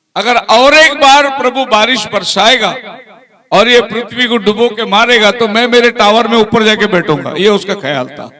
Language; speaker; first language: Hindi; non-native, local second language; Tamil